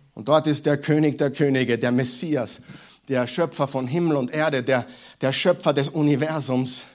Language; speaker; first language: German; native; German